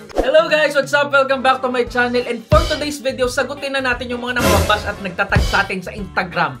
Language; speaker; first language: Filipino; native; Filipino